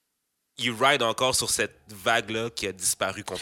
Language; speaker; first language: French; native; French